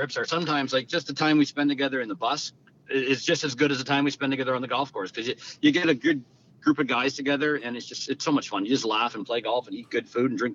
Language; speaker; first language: English; native; English